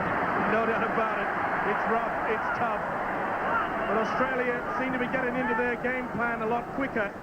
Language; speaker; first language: English; native; English